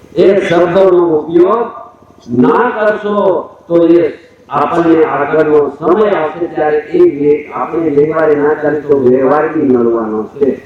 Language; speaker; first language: Gujarati; non-native, local second language; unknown